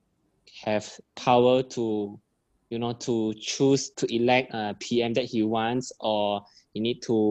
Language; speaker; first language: English; non-native, local second language; Chinese